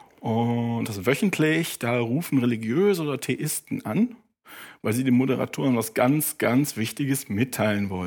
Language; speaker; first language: German; native; German